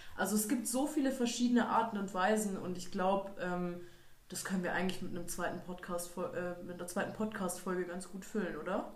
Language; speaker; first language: German; native; German